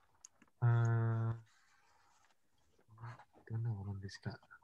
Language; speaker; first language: Japanese; non-native, learner; Indonesian